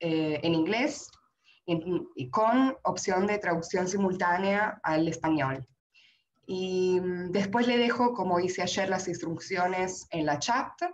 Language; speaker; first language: Spanish; non-native, fluent; Italian